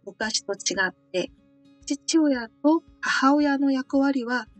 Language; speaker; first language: Japanese; non-native, fluent; Korean